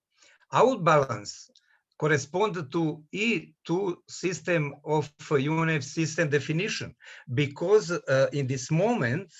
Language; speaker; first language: English; non-native, learner; Serbian